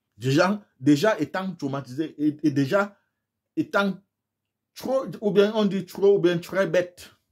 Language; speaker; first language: French; non-native, local second language; English